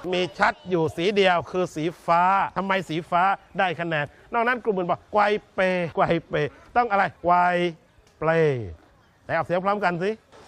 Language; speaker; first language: Thai; native; Thai